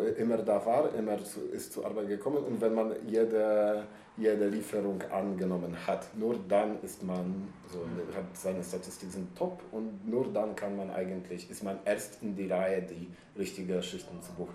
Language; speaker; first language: German; non-native, learner; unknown